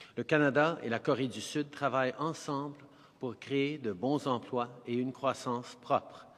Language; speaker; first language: French; early bilingual, heritage; French